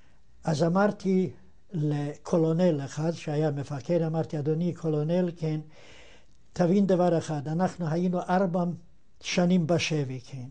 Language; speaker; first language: Hebrew; non-native, fluent; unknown